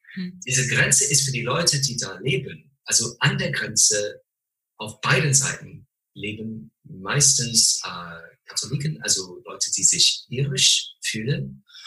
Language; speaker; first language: German; non-native, fluent; English